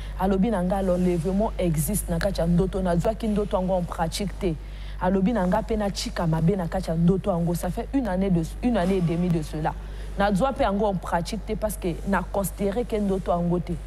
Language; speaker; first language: Lingala; native; Lingala